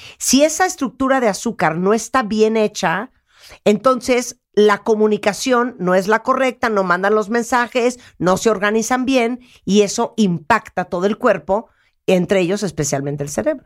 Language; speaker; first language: Spanish; native; Spanish